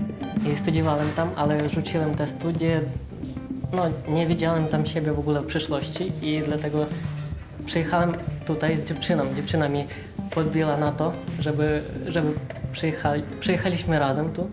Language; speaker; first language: Polish; non-native, fluent; Ukrainian